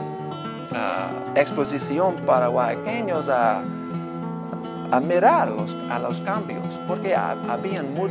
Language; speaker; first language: Spanish; non-native, learner; English